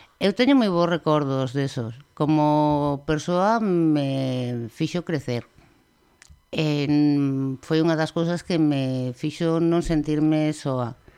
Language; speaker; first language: Galician; native; Galician